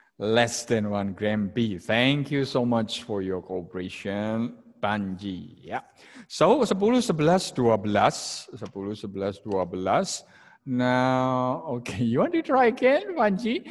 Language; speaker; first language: English; non-native, fluent; Indonesian